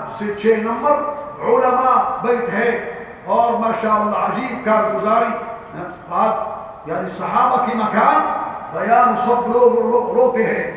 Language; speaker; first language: Urdu; non-native, learner; Arabic